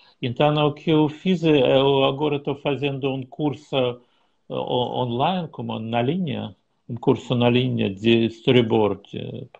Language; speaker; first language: Portuguese; non-native, learner; Russian